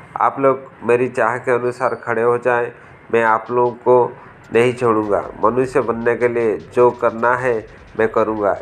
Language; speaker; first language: Hindi; native; Hindi